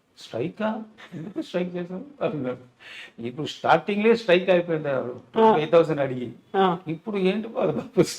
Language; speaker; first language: Telugu; non-native, local second language; Tamil